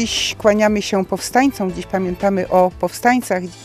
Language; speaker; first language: Polish; native; Polish